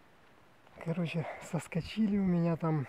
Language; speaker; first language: Russian; native; Russian